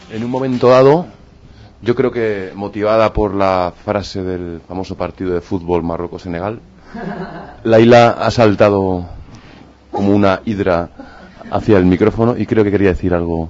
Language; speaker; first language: Spanish; native; Spanish